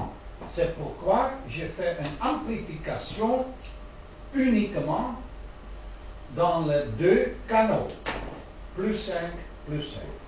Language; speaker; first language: French; non-native, learner; Dutch